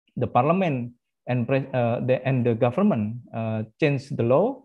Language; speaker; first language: English; non-native, fluent; Indonesian